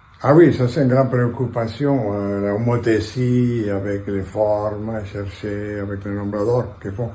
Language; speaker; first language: French; non-native, fluent; Catalan